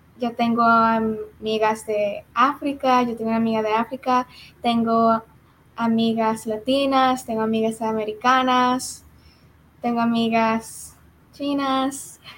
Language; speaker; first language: Spanish; early bilingual, heritage; Spanish